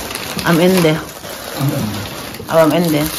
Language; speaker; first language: German; non-native, learner; Cebuano